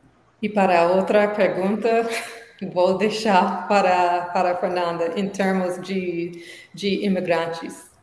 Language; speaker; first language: Portuguese; non-native, learner; English